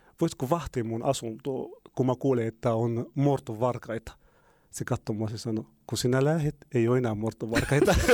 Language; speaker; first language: Finnish; non-native, fluent; Arabic